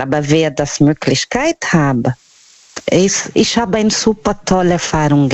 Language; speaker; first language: German; non-native, learner; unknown